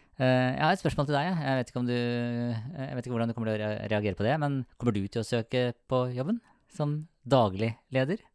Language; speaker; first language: Norwegian; native; Norwegian